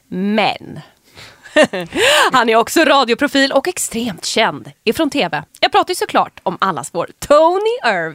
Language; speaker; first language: Swedish; native; Swedish